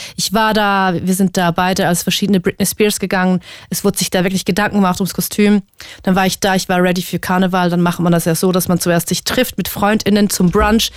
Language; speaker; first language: German; native; German